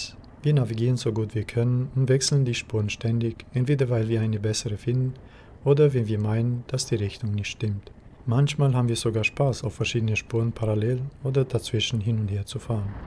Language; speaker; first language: German; native; German